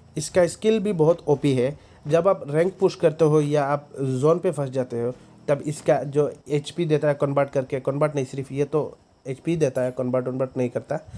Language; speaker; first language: Hindi; native; Hindi